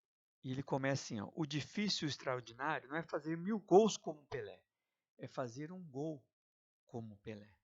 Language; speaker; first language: Portuguese; native; Portuguese